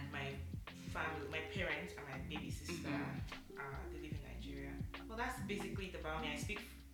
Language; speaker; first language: English; non-native, local second language; Yoruba